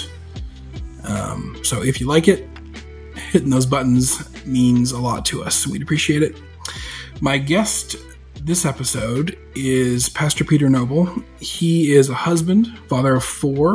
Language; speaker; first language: English; native; English